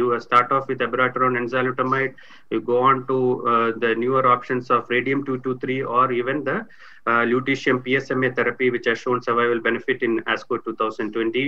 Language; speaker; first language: English; non-native, local second language; Tamil